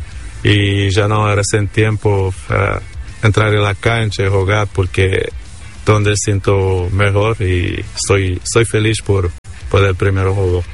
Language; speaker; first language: Spanish; non-native, learner; Portuguese